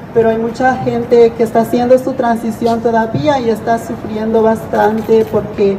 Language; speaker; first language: English; non-native, fluent; Spanish